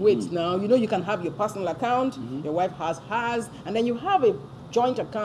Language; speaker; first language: English; non-native, local second language; Yoruba